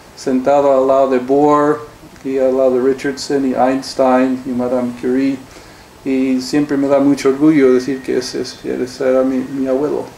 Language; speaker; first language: Spanish; early bilingual, heritage; Spanish